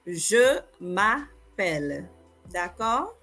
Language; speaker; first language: French; non-native, fluent; English